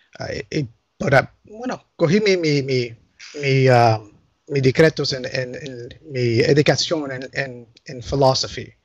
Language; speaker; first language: Spanish; early bilingual, heritage; Spanish